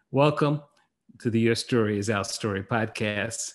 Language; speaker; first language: English; native; English